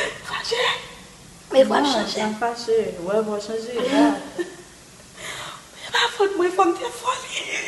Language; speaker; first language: French; non-native, learner; Haitian Creole